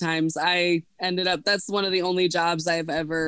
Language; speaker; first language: English; native; English